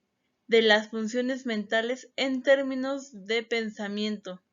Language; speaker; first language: Spanish; native; Spanish